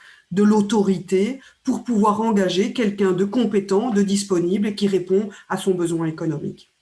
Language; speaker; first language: French; native; French